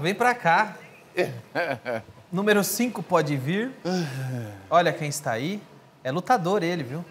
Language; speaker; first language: Portuguese; native; Portuguese